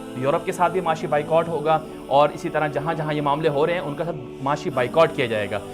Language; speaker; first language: Urdu; native; Urdu